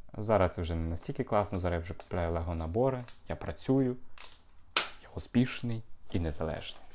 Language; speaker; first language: Ukrainian; non-native, local second language; Russian